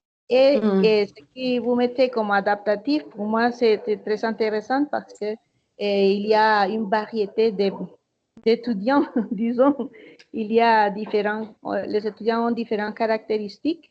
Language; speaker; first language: French; non-native, fluent; Spanish